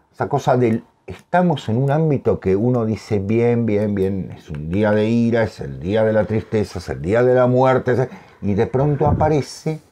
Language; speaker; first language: Spanish; native; Spanish